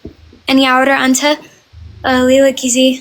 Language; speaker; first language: Amharic; non-native, learner; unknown